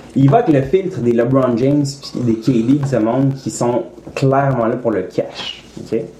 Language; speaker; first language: French; native; French